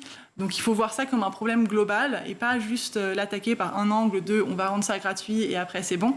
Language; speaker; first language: French; native; French